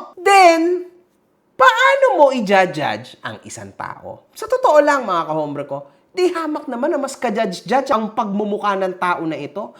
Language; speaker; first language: Filipino; early bilingual, heritage; Filipino